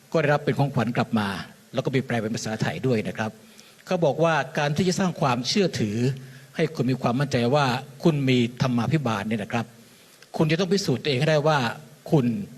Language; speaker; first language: Thai; native; Thai